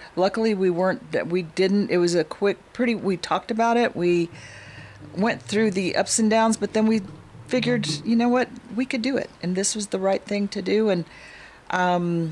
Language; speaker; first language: English; native; English